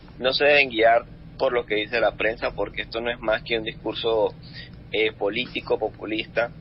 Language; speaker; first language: Spanish; native; Spanish